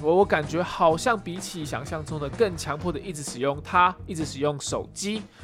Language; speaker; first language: Chinese; early bilingual, heritage; Chinese